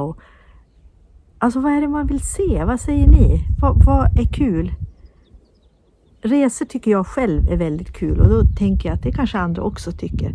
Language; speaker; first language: Swedish; native; Swedish